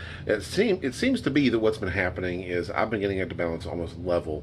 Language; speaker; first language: English; native; English